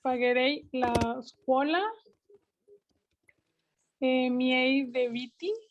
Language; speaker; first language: Italian; non-native, learner; Spanish